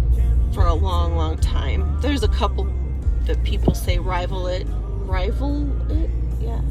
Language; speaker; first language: English; native; English